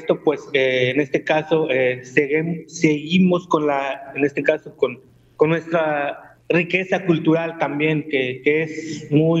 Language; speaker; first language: Spanish; non-native, local second language; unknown